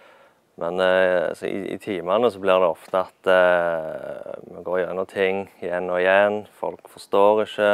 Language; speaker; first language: Norwegian; native; Norwegian